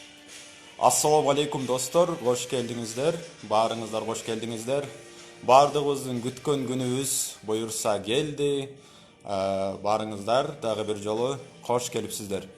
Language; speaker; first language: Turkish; non-native, fluent; Kyrgyz